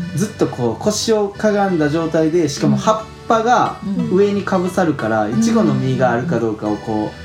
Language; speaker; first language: Japanese; native; Japanese